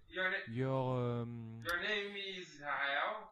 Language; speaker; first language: English; non-native, learner; Portuguese